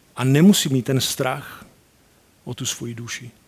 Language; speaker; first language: Czech; native; Czech